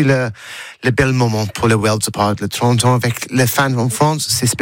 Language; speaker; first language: French; non-native, learner; English